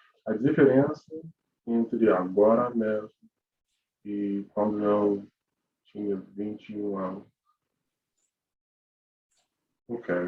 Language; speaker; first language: Portuguese; non-native, learner; English